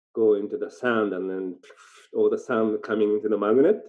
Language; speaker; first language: English; non-native, learner; Japanese